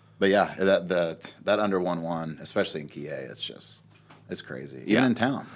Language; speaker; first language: English; native; English